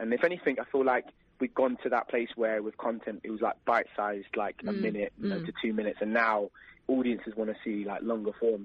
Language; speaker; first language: English; native; English